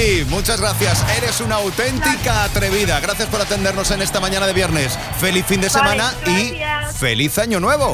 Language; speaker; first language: Spanish; native; Spanish